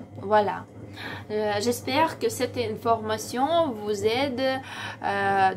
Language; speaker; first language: French; non-native, learner; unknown